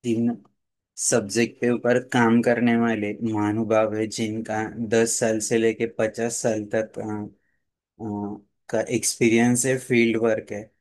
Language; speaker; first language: Hindi; non-native, local second language; Marathi